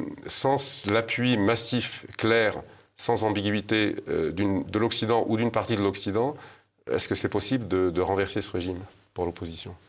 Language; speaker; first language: French; native; French